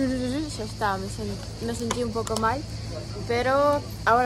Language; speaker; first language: Spanish; non-native, fluent; Ukrainian